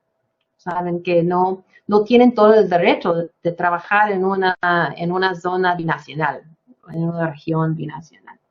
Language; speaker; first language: Spanish; non-native, fluent; English